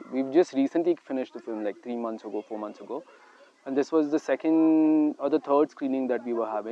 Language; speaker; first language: English; non-native, local second language; Hindi